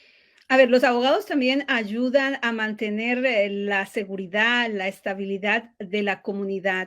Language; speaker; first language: Spanish; native; Spanish